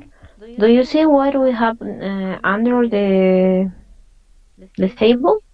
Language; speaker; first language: English; non-native, fluent; Spanish